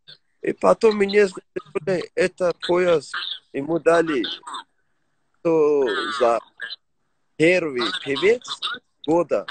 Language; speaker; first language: Russian; non-native, learner; Persian